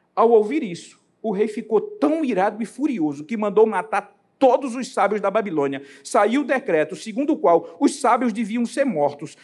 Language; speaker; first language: Portuguese; native; Portuguese